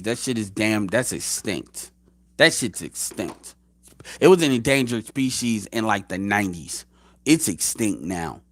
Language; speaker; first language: English; native; English